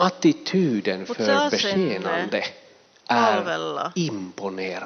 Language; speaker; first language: Swedish; non-native, fluent; Finnish